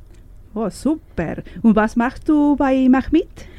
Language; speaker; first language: German; non-native, learner; Spanish